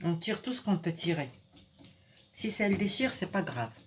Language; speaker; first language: French; non-native, local second language; Arabic